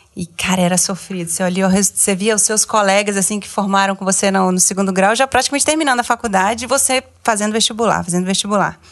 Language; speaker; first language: Portuguese; native; Portuguese